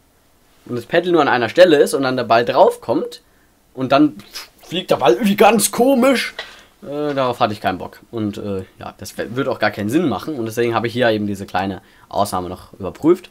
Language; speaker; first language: German; native; German